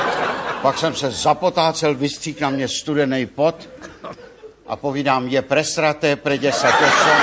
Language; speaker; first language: Czech; native; Czech